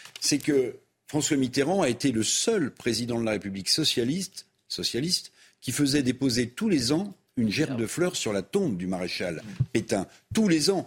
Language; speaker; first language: French; native; French